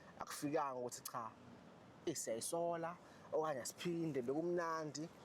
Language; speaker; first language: Zulu; native; Zulu